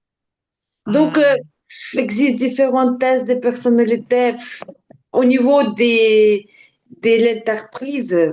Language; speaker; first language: French; non-native, learner; Ukrainian